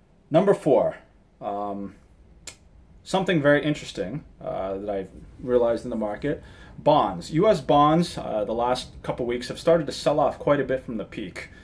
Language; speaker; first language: English; early bilingual, other home language; Japanese